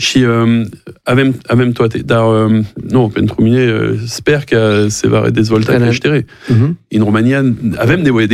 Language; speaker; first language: Romanian; non-native, learner; French